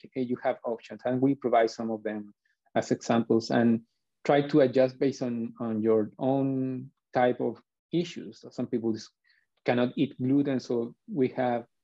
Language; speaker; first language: English; non-native, fluent; Spanish